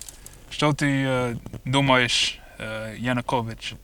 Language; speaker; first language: Russian; non-native, learner; English